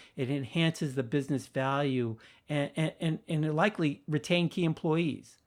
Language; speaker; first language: English; native; English